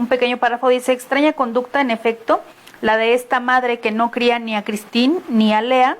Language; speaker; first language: Spanish; native; Spanish